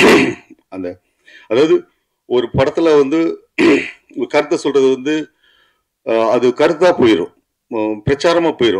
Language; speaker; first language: Tamil; native; Tamil